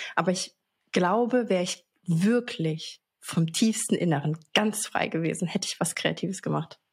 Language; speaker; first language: German; early bilingual, other home language; Arabic